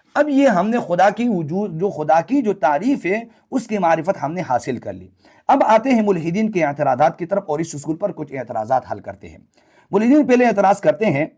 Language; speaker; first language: Urdu; non-native, local second language; Pashto